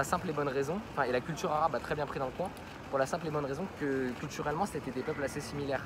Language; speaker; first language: French; native; French